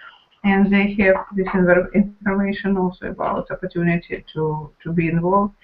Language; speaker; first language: English; non-native, learner; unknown